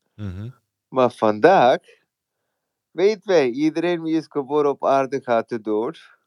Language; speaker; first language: Dutch; non-native, fluent; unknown